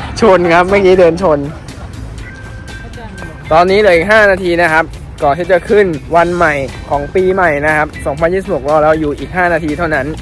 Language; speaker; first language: Thai; native; Thai